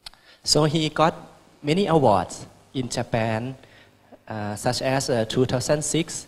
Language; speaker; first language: English; non-native, learner; Thai